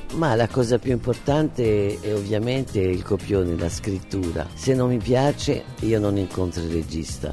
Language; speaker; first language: Italian; early bilingual, heritage; French